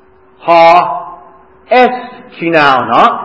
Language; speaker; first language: Hungarian; non-native, fluent; English